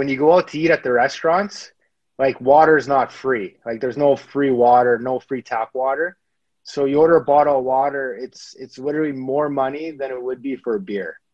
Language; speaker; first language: English; native; English